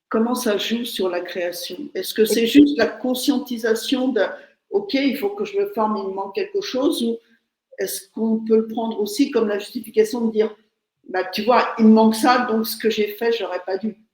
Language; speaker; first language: French; native; French